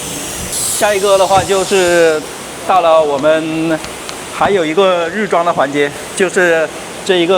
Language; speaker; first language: Chinese; native; Chinese